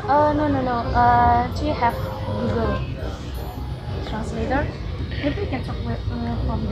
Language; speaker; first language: English; non-native, learner; Indonesian